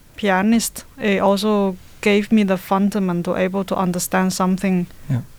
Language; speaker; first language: English; non-native, learner; Chinese